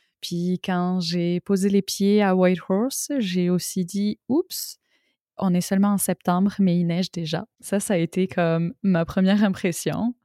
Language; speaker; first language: French; native; French